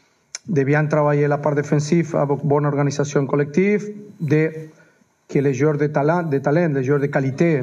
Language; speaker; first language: French; non-native, fluent; Spanish